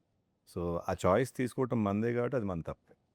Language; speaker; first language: Telugu; native; Telugu